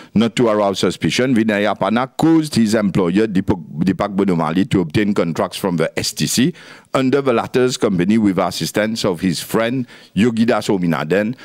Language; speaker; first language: English; non-native, local second language; Morisyen